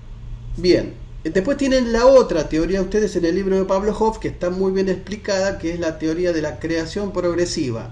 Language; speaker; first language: Spanish; native; Spanish